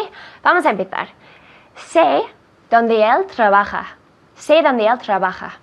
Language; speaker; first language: Spanish; non-native, fluent; English